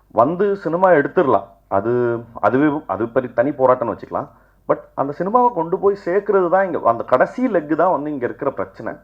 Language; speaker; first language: Tamil; native; Tamil